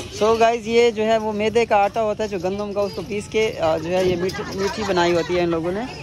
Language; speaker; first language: Urdu; non-native, local second language; Saraiki